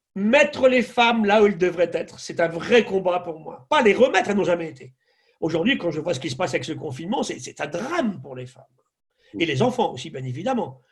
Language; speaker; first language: French; native; French